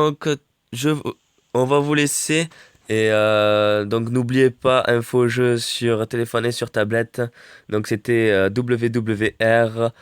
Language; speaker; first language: French; native; French